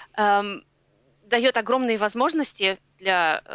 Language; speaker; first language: Russian; native; Russian